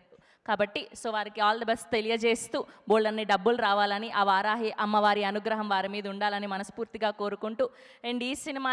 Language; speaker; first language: Telugu; native; Telugu